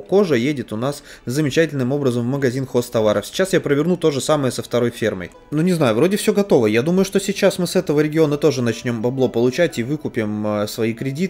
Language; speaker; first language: Russian; native; Russian